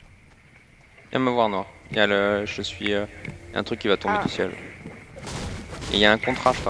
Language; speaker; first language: French; native; French